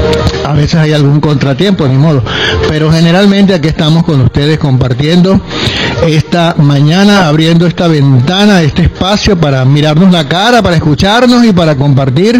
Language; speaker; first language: Spanish; native; Spanish